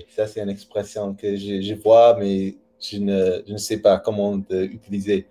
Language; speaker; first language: French; non-native, learner; English